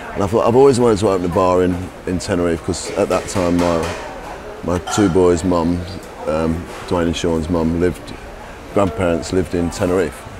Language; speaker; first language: English; native; English